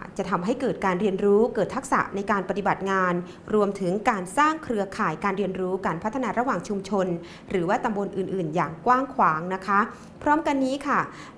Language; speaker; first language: Thai; native; Thai